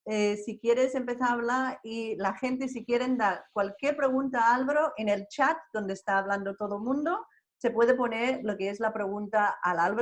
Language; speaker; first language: Spanish; non-native, fluent; English